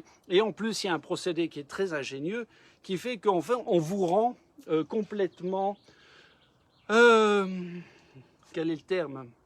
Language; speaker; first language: French; native; French